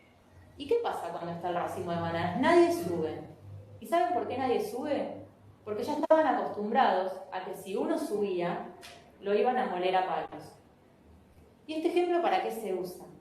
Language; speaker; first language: Spanish; native; Spanish